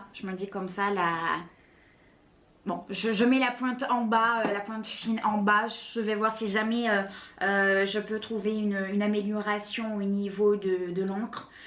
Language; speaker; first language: French; native; French